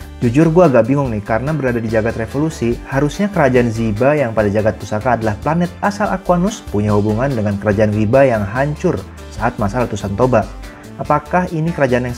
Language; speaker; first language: Indonesian; native; Indonesian